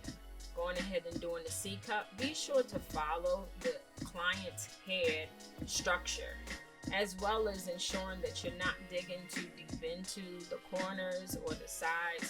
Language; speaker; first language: English; native; English